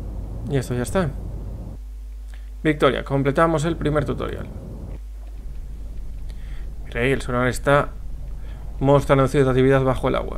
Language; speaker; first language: Spanish; native; Spanish